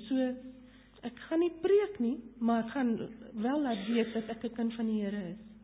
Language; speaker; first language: Afrikaans; non-native, local second language; English